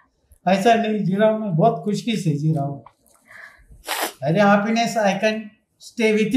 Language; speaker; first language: Hindi; early bilingual, heritage; Hindi